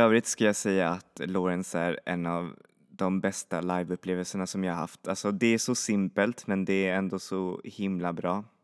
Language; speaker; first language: Swedish; native; Swedish